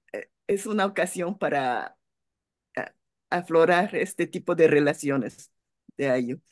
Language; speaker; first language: Spanish; non-native, fluent; Japanese